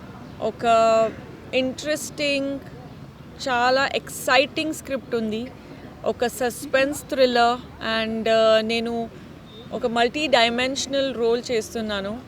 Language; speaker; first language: Telugu; non-native, fluent; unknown